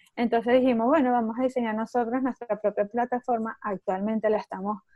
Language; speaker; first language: Spanish; native; Spanish